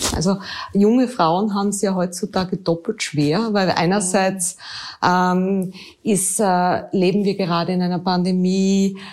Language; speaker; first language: German; native; German